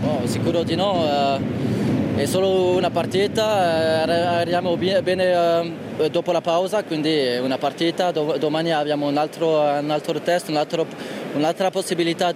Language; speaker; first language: Italian; non-native, learner; French